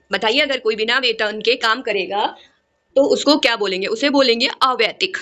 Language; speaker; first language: Hindi; native; Hindi